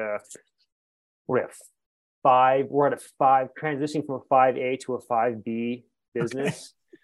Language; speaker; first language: English; native; English